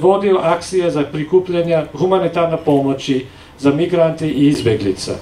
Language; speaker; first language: Serbian; non-native, fluent; English